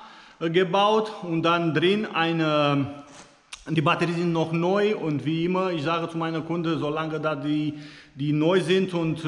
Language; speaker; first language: German; non-native, fluent; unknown